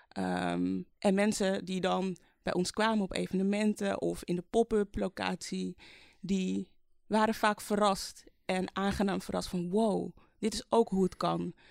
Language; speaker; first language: Dutch; early bilingual, other home language; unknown